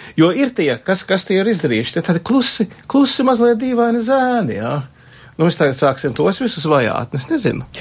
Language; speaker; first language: Latvian; early bilingual, heritage; Latvian